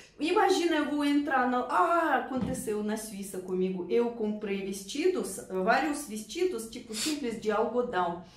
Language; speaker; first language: Portuguese; non-native, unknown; Russian